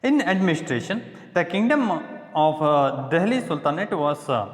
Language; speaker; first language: English; non-native, local second language; Kannada